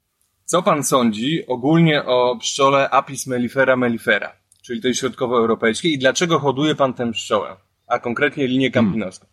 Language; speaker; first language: Polish; native; Polish